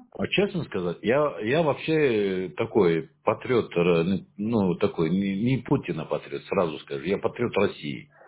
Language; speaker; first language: Russian; native; Russian